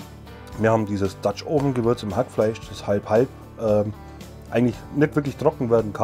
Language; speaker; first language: German; native; German